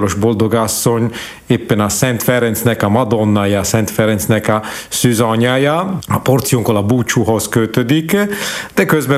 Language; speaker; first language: Hungarian; non-native, fluent; Italian